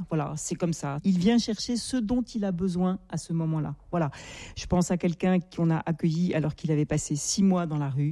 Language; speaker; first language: French; native; French